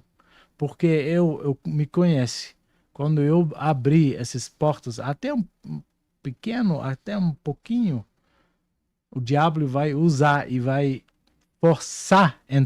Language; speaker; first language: Portuguese; non-native, fluent; Dutch